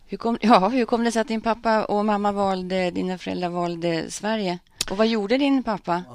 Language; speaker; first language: Swedish; native; Swedish